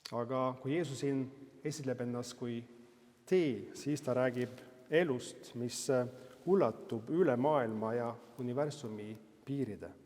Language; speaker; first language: Estonian; non-native, fluent; Norwegian